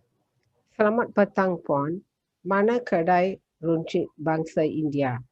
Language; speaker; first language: Indonesian; non-native, learner; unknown